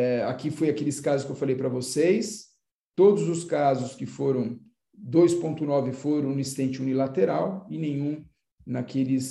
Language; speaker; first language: Portuguese; native; Portuguese